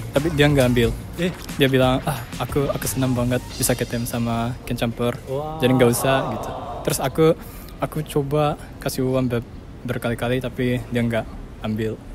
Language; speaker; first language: Indonesian; non-native, fluent; Japanese